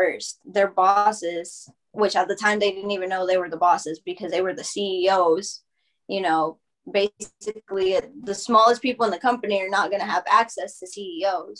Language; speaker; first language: English; early bilingual, other home language; Spanish